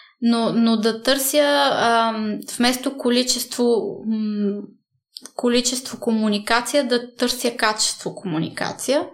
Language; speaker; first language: Bulgarian; early bilingual, heritage; Bulgarian